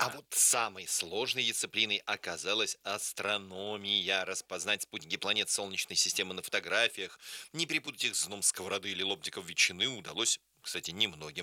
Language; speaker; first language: Russian; native; Russian